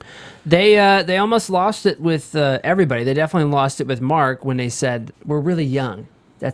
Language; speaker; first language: English; native; English